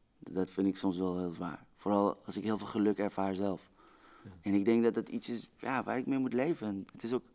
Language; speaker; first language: Dutch; early bilingual, other home language; Persian